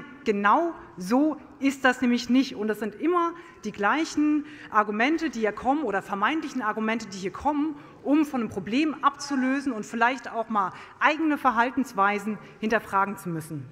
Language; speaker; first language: German; native; German